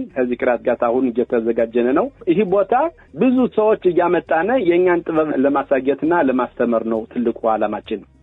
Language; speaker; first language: Amharic; early bilingual, heritage; Amharic